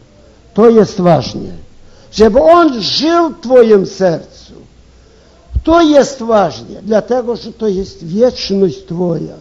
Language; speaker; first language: Polish; early bilingual, heritage; Ukrainian